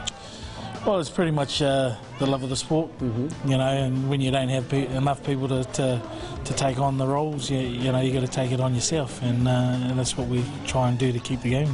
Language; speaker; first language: English; native; English